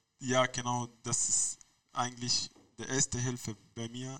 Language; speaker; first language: German; non-native, learner; Arabic